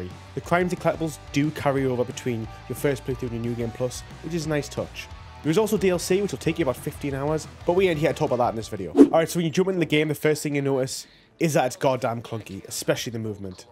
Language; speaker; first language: English; native; English